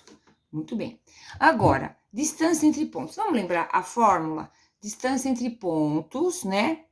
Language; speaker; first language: Portuguese; native; Portuguese